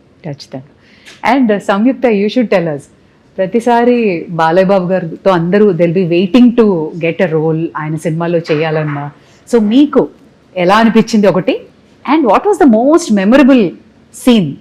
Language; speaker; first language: Telugu; native; Telugu